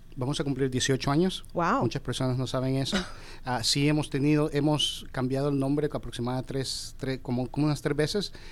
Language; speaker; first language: Spanish; early bilingual, heritage; Spanish